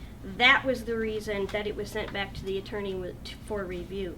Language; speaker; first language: English; native; English